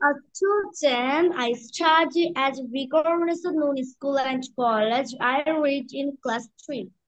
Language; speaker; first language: English; non-native, learner; Bangla